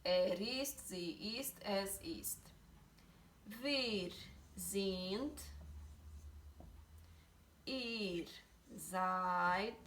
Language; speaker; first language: German; non-native, learner; Portuguese